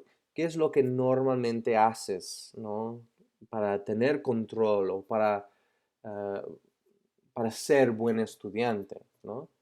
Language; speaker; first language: Spanish; non-native, fluent; English